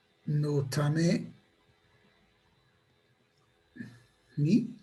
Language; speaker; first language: Japanese; non-native, learner; English